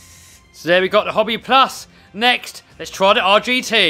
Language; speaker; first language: English; native; English